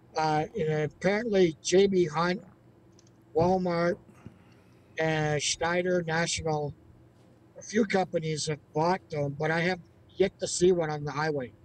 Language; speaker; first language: English; native; English